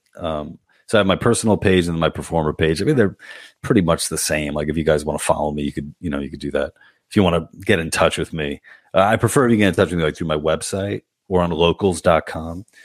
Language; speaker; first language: English; native; English